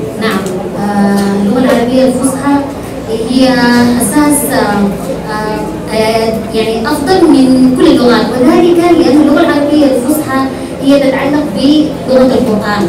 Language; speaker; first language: Arabic; early bilingual, other home language; Indonesian